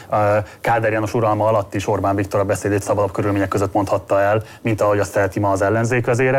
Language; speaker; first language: Hungarian; native; Hungarian